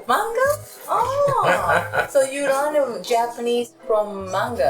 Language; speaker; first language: English; non-native, learner; Japanese